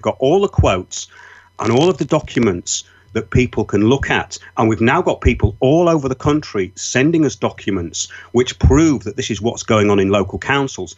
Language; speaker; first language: English; native; English